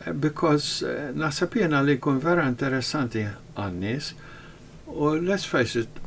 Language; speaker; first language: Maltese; early bilingual, heritage; Maltese